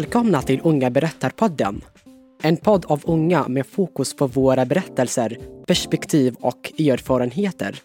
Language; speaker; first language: Swedish; non-native, fluent; Tigrinya